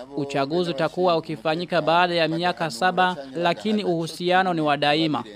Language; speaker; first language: Swahili; non-native, local second language; Rundi